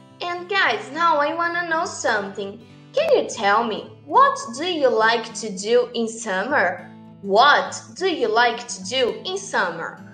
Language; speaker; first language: English; non-native, fluent; Portuguese